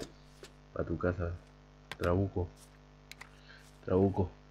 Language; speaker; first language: Spanish; native; Spanish